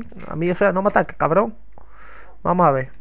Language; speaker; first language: Spanish; native; Spanish